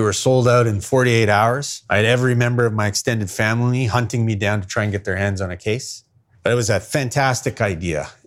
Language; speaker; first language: English; native; English